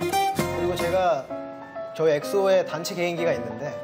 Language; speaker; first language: Korean; native; Korean